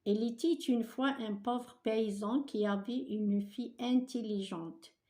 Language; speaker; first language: French; non-native, local second language; Arabic